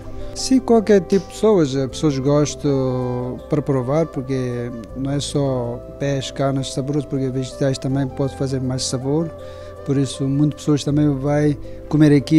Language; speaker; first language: Portuguese; non-native, learner; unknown